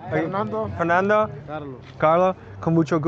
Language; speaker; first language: Spanish; non-native, learner; English